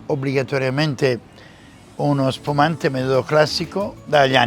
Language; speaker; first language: Italian; native; Italian